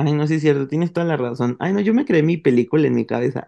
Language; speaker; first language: Spanish; native; Spanish